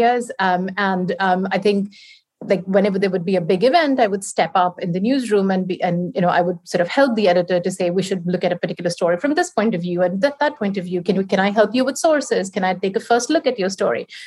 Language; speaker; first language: English; non-native, local second language; Hindi